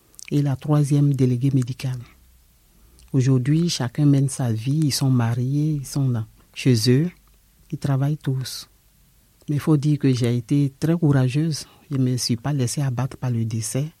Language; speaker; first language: French; non-native, local second language; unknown